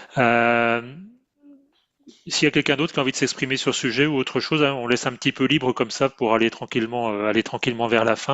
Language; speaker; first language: French; native; French